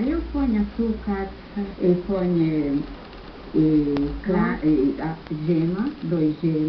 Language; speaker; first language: Portuguese; non-native, learner; German